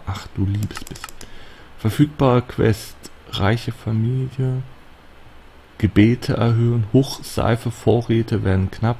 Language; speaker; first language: German; native; German